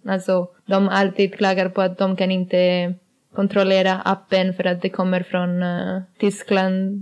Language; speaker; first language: Swedish; non-native, learner; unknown